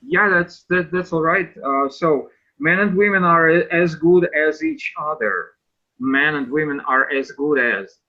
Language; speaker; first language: English; non-native, fluent; Russian